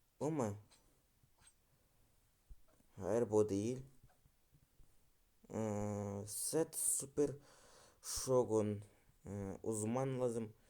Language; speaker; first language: Turkish; non-native, learner; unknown